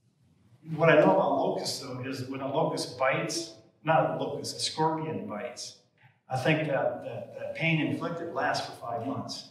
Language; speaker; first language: English; native; English